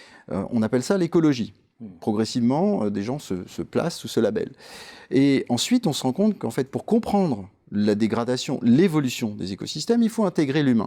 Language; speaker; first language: French; native; French